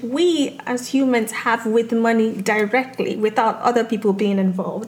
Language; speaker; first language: English; non-native, local second language; Yoruba